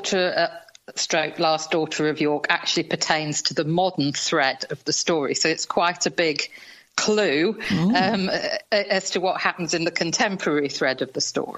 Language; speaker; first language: English; native; English